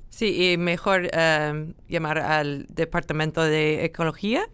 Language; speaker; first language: Spanish; non-native, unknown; English